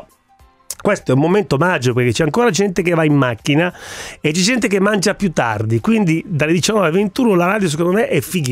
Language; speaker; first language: Italian; native; Italian